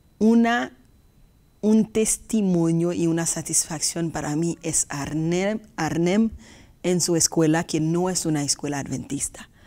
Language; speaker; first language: Spanish; non-native, fluent; Haitian Creole